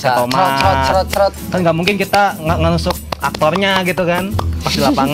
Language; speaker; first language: Indonesian; native; Indonesian